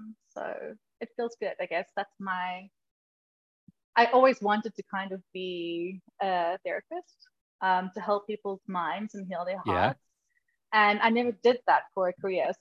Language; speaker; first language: English; native; English